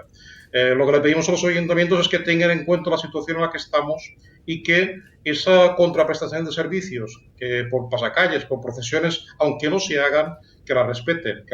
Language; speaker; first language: Spanish; native; Spanish